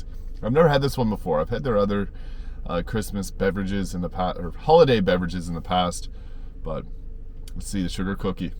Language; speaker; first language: English; native; English